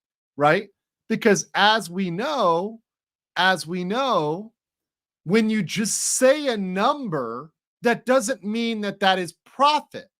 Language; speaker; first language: English; native; English